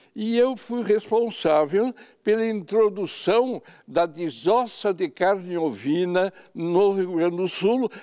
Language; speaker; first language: Portuguese; native; Portuguese